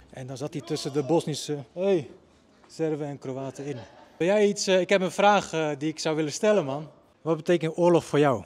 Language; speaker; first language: Dutch; early bilingual, other home language; Bosnian